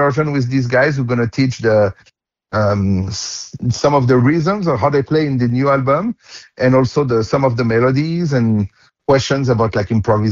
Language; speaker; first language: English; non-native, fluent; French